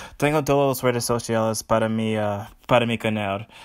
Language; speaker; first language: Spanish; non-native, learner; English